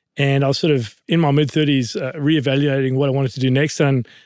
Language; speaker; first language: English; native; English